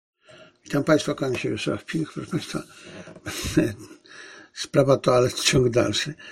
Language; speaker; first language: Polish; native; Polish